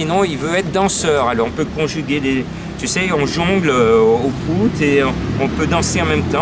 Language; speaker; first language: French; native; French